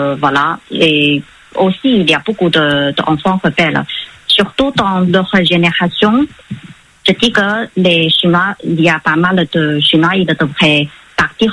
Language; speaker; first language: French; non-native, fluent; Chinese